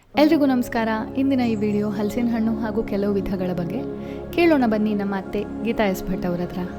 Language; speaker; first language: Kannada; non-native, local second language; Konkani